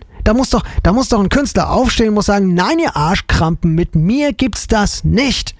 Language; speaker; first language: German; native; German